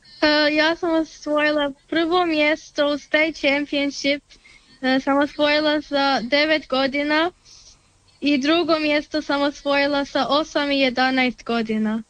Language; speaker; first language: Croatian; early bilingual, heritage; Serbian